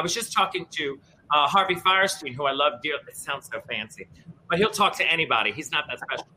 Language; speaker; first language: English; native; English